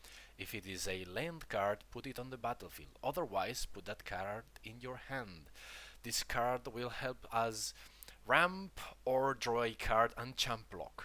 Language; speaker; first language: English; non-native, fluent; Spanish